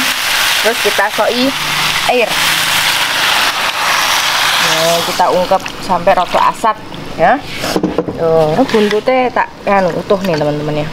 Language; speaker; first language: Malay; non-native, local second language; Javanese